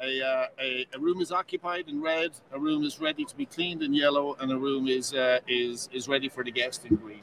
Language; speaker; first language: English; native; English